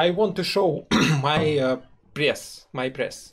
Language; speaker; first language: English; non-native, learner; Russian